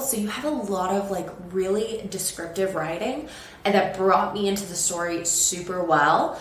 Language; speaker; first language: English; native; English